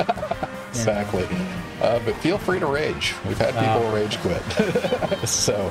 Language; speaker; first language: English; native; English